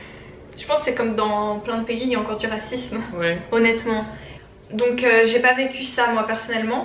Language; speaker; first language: French; native; French